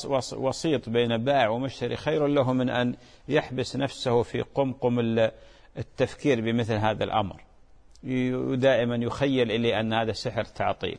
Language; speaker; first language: Arabic; native; Arabic